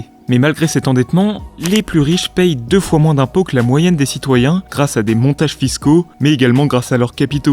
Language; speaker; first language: French; native; French